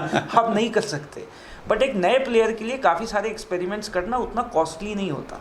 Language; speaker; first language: Hindi; native; Hindi